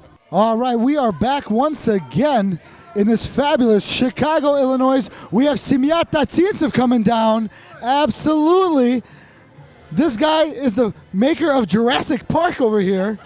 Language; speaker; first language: English; early bilingual, other home language; Russian